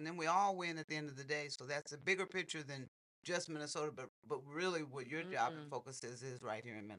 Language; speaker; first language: English; native; English